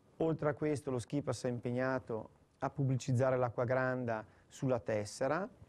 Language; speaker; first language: Italian; native; Italian